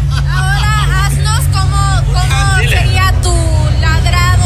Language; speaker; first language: Spanish; early bilingual, heritage; Spanish